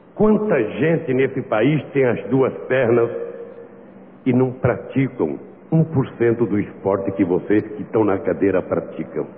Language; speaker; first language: Portuguese; native; Portuguese